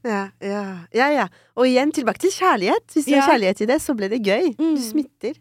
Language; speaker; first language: Norwegian; non-native, fluent; French